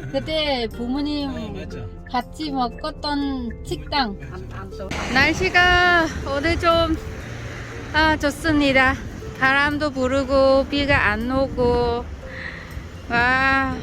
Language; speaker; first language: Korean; non-native, learner; Vietnamese